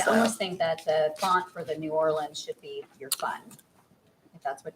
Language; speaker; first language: English; native; English